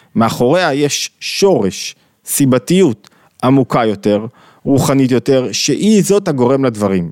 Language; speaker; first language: Hebrew; native; Hebrew